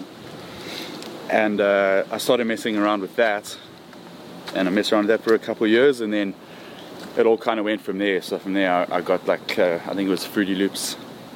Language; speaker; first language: English; native; English